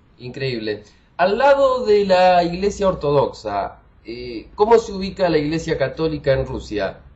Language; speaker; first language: Spanish; native; Spanish